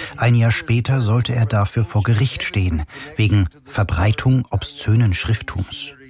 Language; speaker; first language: German; native; German